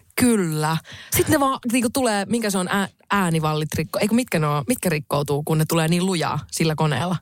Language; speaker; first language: Finnish; native; Finnish